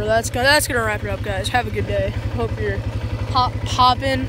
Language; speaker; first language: English; native; English